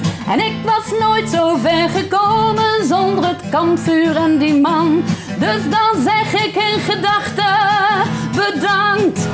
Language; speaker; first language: Dutch; native; Dutch